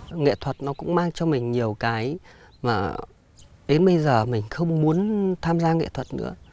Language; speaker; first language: Vietnamese; native; Vietnamese